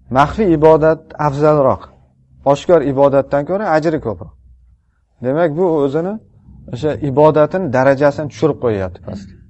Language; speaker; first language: Uzbek; native; Uzbek